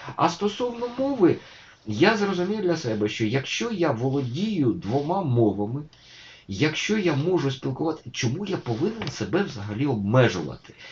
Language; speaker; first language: Ukrainian; native; Ukrainian